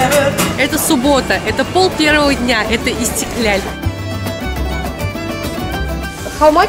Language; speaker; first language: Russian; native; Russian